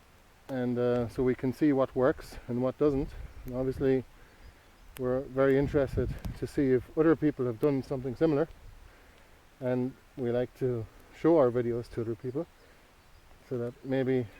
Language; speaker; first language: English; native; English